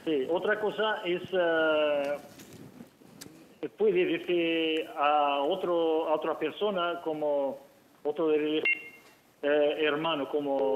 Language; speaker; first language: Spanish; non-native, learner; Arabic